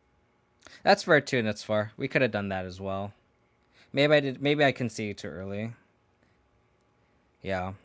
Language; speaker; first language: English; native; English